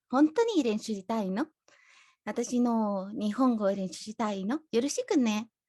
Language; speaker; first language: Japanese; non-native, learner; Spanish